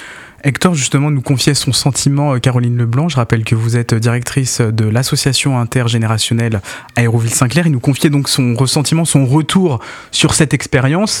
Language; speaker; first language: French; native; French